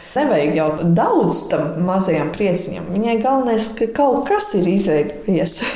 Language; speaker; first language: Latvian; native; Latvian